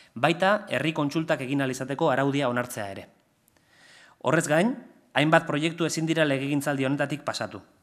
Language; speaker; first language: Basque; non-native, local second language; Spanish